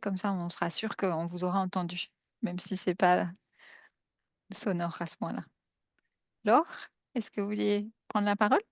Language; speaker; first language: French; native; French